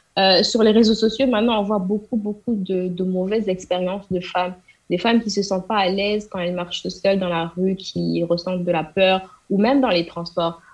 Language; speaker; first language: French; non-native, local second language; Wolof